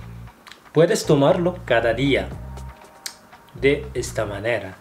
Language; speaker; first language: Spanish; non-native, fluent; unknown